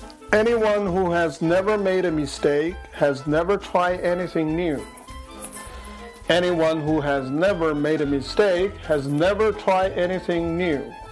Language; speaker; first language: English; non-native, fluent; Chinese